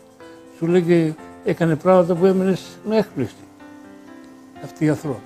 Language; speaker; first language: Greek; early bilingual, heritage; Greek